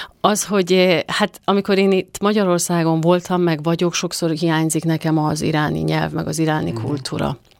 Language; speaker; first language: Hungarian; non-native, fluent; Persian